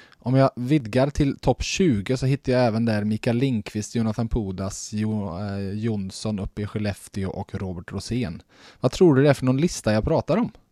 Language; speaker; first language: Swedish; native; Swedish